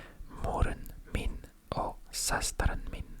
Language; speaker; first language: Norwegian; non-native, learner; French